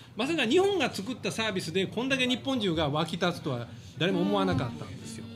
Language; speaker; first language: Japanese; native; Japanese